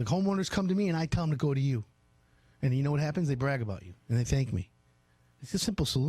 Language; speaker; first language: English; native; English